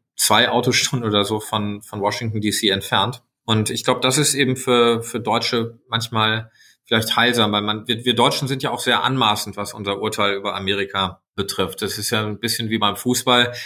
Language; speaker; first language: German; native; German